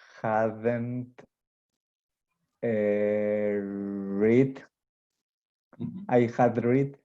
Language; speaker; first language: English; non-native, learner; Spanish